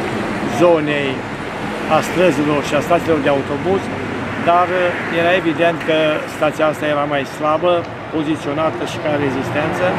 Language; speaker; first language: Romanian; native; Romanian